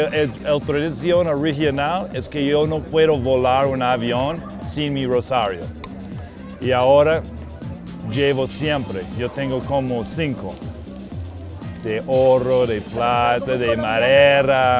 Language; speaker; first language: Spanish; non-native, fluent; English